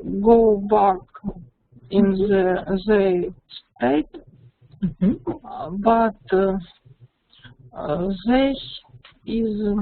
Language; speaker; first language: English; non-native, learner; Russian